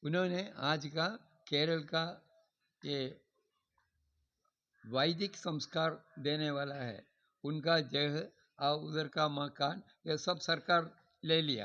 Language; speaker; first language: Hindi; non-native, local second language; Malayalam